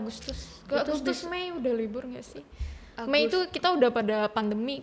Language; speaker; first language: Indonesian; native; Indonesian